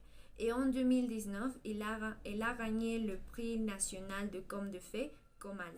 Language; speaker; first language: French; non-native, learner; Spanish